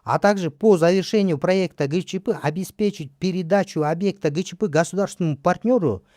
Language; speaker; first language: Russian; non-native, local second language; Kyrgyz